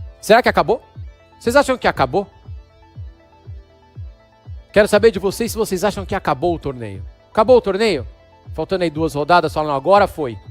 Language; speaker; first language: Portuguese; native; Portuguese